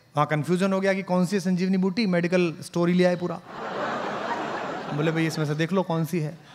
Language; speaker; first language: Hindi; native; Hindi